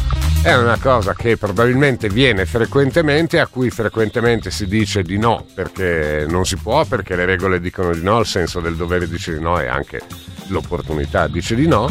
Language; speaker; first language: Italian; native; Italian